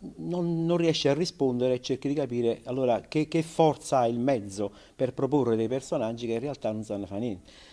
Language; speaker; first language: Italian; native; Italian